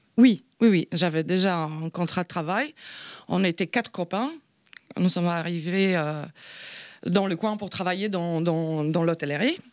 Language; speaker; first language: French; non-native, fluent; Polish